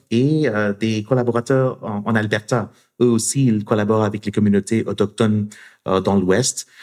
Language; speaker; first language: French; non-native, fluent; English